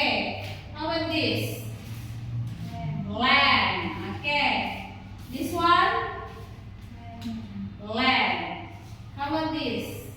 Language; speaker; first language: English; non-native, learner; Indonesian